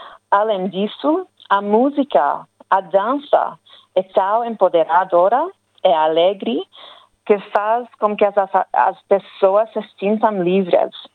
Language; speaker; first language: Portuguese; non-native, learner; English